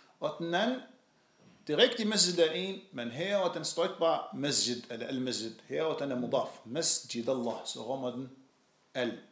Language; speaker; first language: Danish; non-native, fluent; Arabic